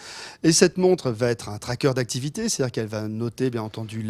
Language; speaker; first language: French; native; French